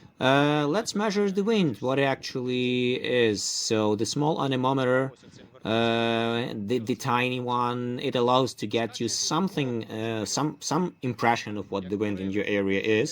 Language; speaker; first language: English; non-native, fluent; Ukrainian